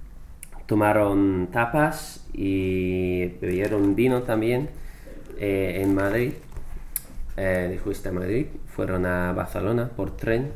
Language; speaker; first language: Spanish; non-native, fluent; English